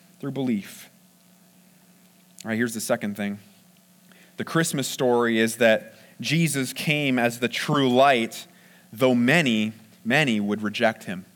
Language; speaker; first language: English; native; English